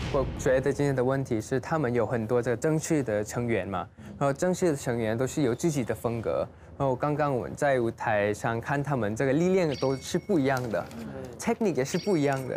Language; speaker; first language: Chinese; non-native, learner; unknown